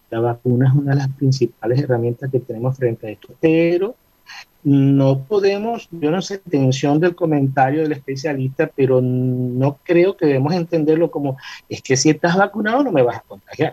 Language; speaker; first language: Spanish; native; Spanish